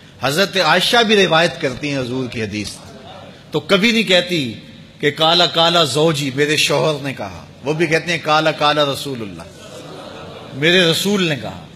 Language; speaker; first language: Urdu; native; Urdu